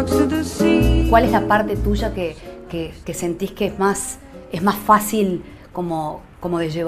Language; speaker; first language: Spanish; native; Spanish